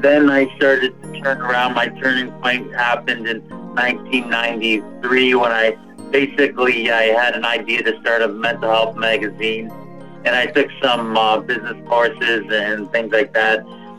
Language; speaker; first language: English; native; English